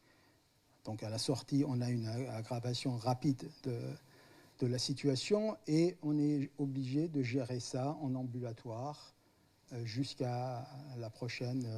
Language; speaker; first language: French; native; French